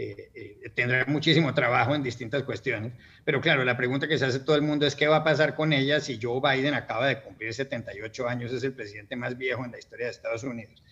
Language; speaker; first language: Spanish; native; Spanish